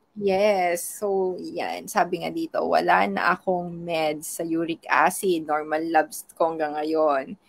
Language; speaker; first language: Filipino; non-native, local second language; Iloko